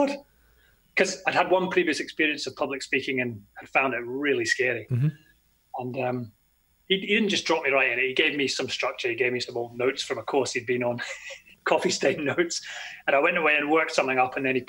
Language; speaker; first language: English; native; English